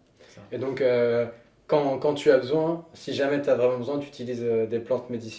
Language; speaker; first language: French; native; French